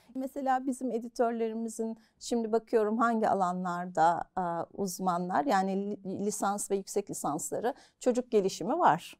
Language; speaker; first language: Turkish; native; Turkish